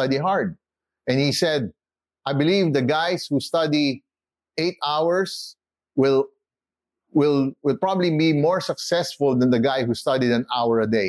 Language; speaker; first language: English; non-native, local second language; Filipino